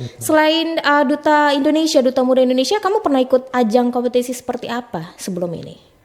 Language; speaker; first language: Indonesian; native; Indonesian